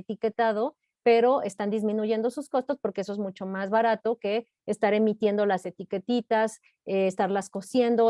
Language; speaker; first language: Spanish; native; Spanish